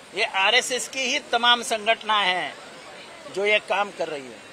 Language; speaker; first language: Hindi; non-native, local second language; Marathi